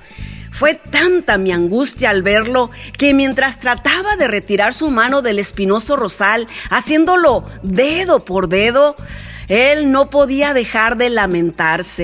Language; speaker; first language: Spanish; native; Spanish